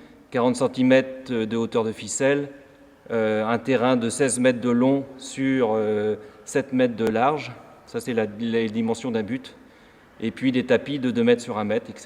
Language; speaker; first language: French; native; French